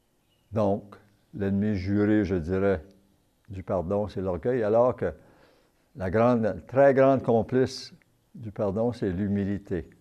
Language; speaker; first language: French; native; French